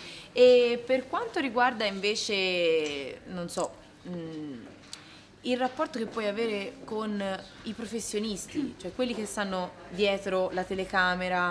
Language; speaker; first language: Italian; native; Italian